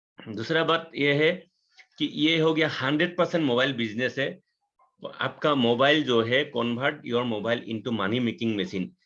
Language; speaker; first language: Hindi; non-native, local second language; Assamese